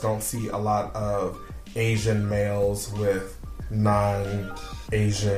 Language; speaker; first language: English; native; English